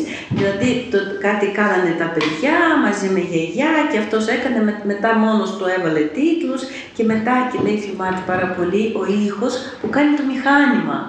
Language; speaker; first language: Greek; non-native, fluent; Ukrainian